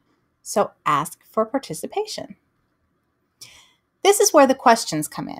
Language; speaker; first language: English; native; English